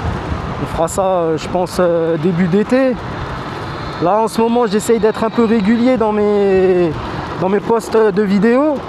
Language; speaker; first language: French; native; French